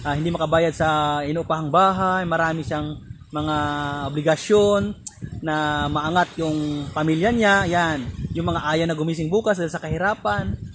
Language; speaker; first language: Filipino; non-native, local second language; Cebuano